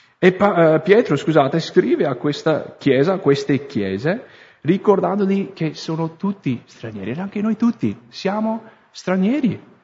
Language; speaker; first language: Italian; non-native, fluent; English